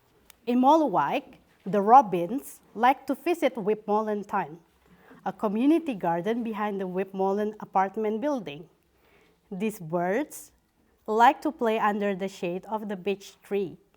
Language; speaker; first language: English; non-native, fluent; Indonesian